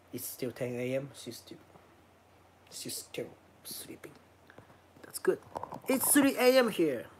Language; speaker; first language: English; non-native, learner; Japanese